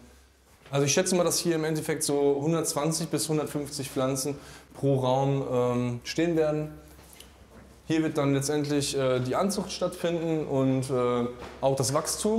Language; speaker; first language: German; native; German